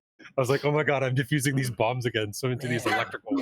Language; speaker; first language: English; native; English